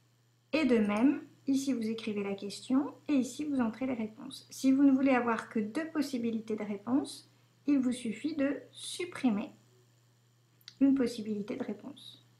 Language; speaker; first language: French; native; French